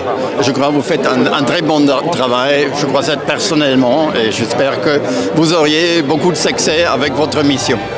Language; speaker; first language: French; non-native, fluent; German